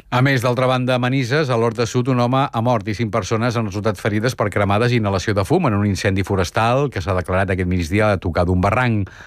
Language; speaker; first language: Catalan; native; Catalan